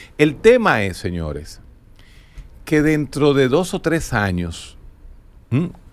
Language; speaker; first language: Spanish; native; Spanish